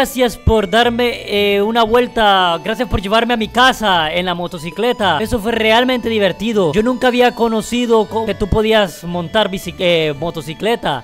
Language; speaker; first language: Spanish; native; Spanish